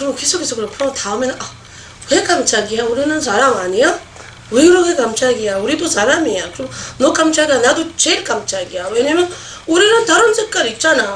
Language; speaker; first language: Korean; non-native, learner; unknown